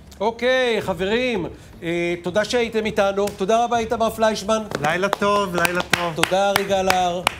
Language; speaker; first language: Hebrew; native; Hebrew